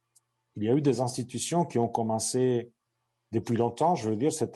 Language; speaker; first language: French; non-native, fluent; Italian